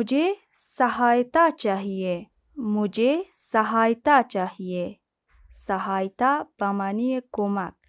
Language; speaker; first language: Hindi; non-native, fluent; Persian